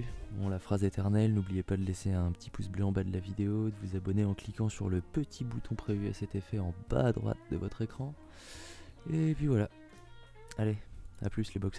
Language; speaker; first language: French; native; French